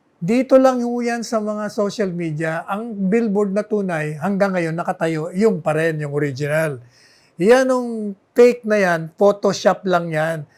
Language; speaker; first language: Filipino; non-native, local second language; Bikol